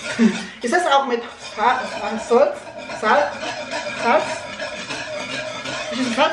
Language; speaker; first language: German; non-native, learner; Filipino